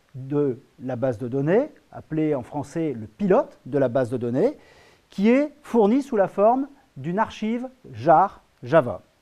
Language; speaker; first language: French; native; French